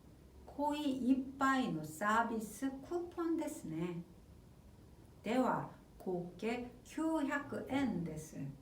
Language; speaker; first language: Japanese; non-native, fluent; Korean